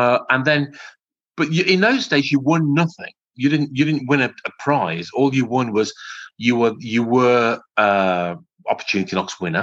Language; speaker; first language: English; native; English